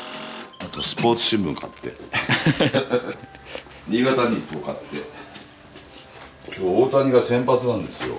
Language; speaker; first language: Japanese; native; Japanese